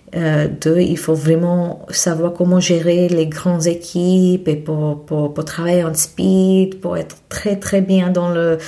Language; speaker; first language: French; non-native, fluent; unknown